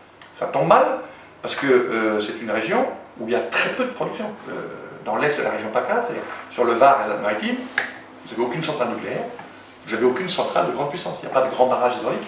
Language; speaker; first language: French; native; French